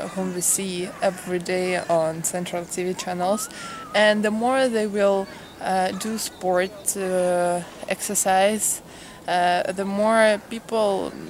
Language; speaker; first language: English; non-native, fluent; Russian